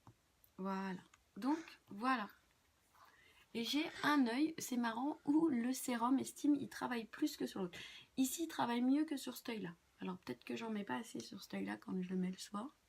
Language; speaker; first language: French; native; French